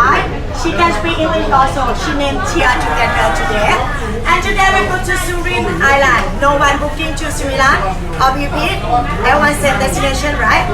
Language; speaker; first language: English; non-native, learner; Thai